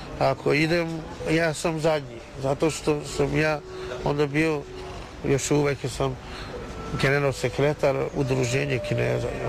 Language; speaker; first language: Serbian; non-native, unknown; Chinese